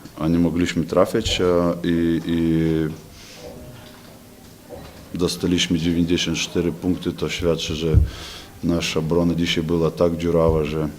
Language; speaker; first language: Polish; non-native, fluent; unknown